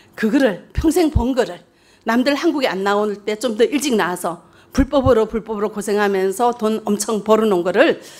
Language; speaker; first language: Korean; early bilingual, heritage; Korean